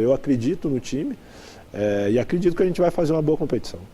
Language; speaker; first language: Portuguese; native; Portuguese